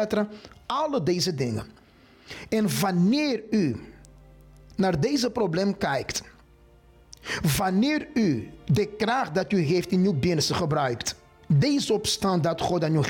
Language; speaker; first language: Dutch; non-native, fluent; Portuguese